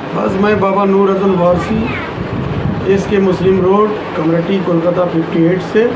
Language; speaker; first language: Urdu; native; Urdu